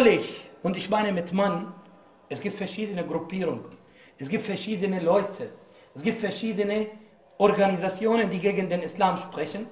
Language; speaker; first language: German; non-native, fluent; Arabic